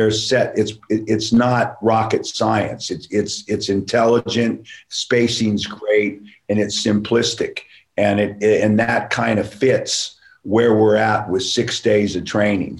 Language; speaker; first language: English; native; English